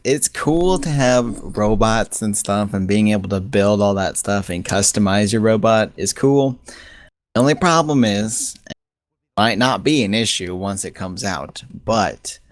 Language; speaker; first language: English; native; English